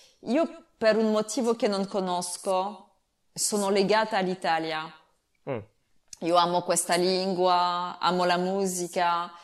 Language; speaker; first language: Italian; non-native, fluent; French